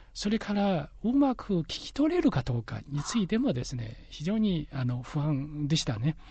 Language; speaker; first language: Japanese; non-native, fluent; Chinese